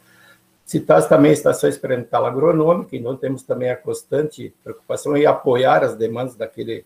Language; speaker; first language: Portuguese; native; Portuguese